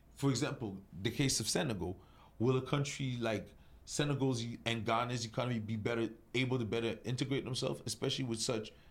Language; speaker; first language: English; non-native, local second language; French